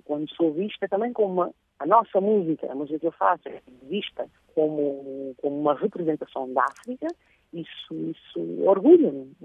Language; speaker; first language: Portuguese; non-native, local second language; Kabuverdianu